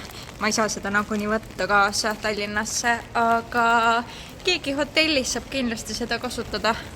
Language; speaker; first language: Estonian; native; Estonian